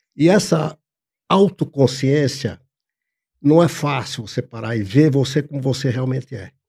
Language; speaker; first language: Portuguese; non-native, fluent; English